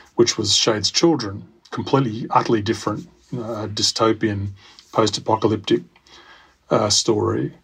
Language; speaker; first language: English; native; English